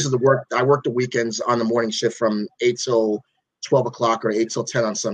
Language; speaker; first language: English; native; English